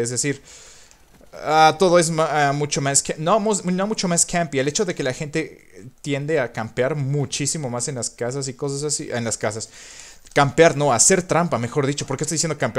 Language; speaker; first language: Spanish; native; Spanish